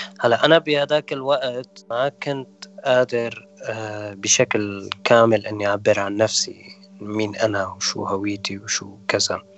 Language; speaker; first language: Arabic; non-native, local second language; Kurdish